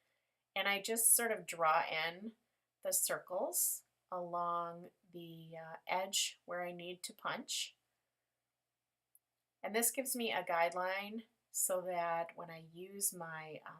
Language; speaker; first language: English; native; English